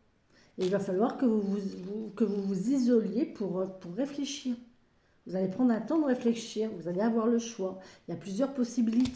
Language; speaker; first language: French; native; French